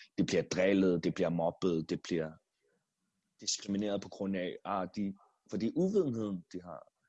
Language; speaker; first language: Danish; non-native, local second language; Kalaallisut